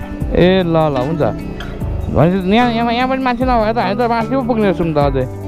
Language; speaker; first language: Nepali; native; Nepali